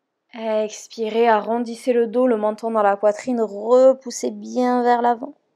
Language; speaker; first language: French; native; French